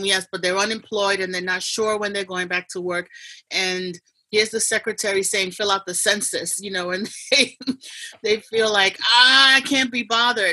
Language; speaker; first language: English; native; English